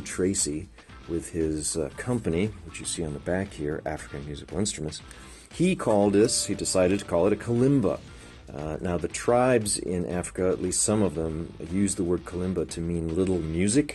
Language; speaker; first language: English; native; English